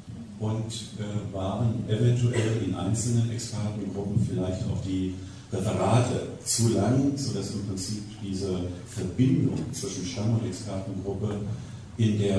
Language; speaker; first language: German; native; German